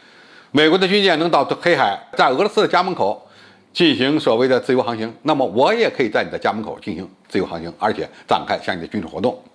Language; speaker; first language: Chinese; native; Chinese